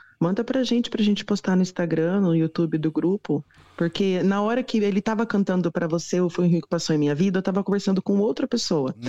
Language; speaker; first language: Portuguese; native; Portuguese